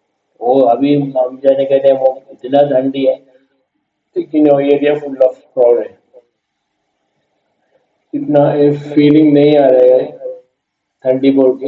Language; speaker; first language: Hindi; non-native, learner; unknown